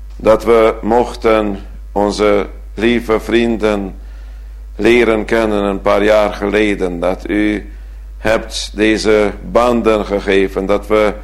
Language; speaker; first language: Dutch; non-native, fluent; Hungarian